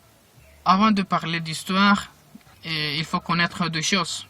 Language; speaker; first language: French; non-native, learner; Spanish